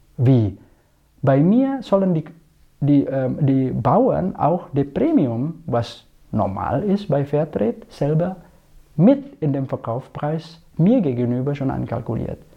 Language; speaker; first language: German; non-native, fluent; Indonesian